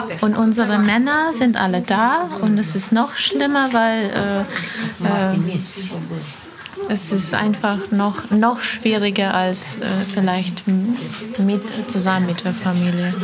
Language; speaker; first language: German; non-native, fluent; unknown